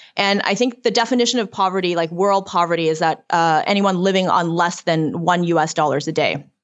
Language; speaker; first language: English; early bilingual, other home language; Chinese